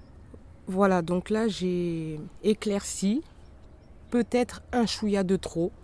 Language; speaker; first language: French; native; French